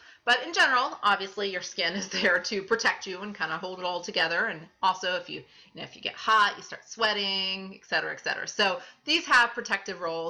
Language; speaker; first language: English; native; English